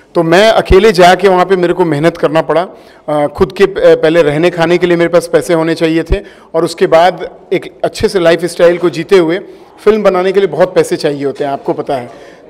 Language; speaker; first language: Hindi; native; Hindi